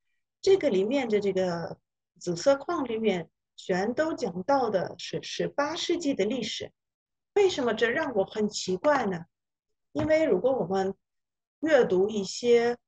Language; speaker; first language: Chinese; non-native, fluent; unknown